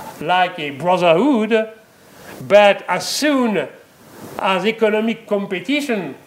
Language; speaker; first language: English; non-native, fluent; French